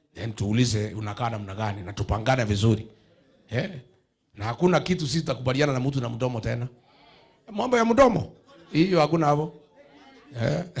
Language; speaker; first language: Swahili; non-native, local second language; Kikuyu